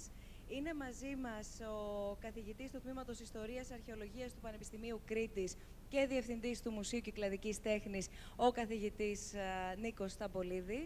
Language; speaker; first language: Greek; native; Greek